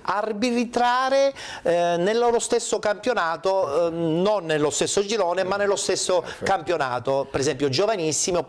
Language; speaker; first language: Italian; native; Italian